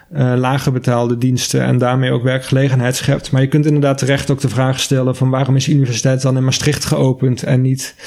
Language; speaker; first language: Dutch; native; Dutch